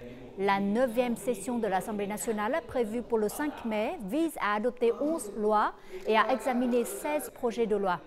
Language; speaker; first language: French; non-native, fluent; Vietnamese